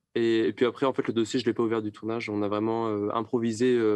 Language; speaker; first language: French; native; French